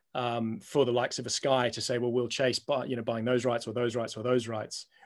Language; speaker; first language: English; native; English